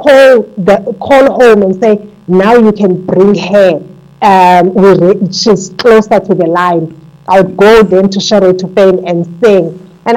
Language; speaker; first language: English; non-native, local second language; Xhosa